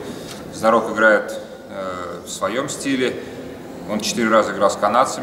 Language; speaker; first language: Russian; native; Russian